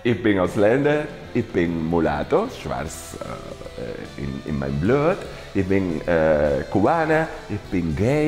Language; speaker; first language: German; non-native, fluent; Spanish